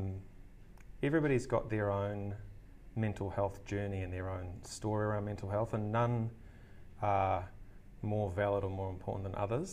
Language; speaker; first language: English; native; English